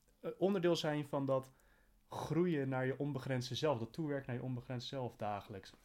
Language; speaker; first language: Dutch; native; Dutch